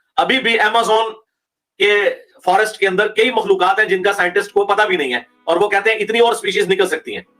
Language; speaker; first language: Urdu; native; Urdu